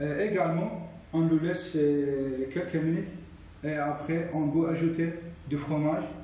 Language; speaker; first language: French; non-native, learner; Arabic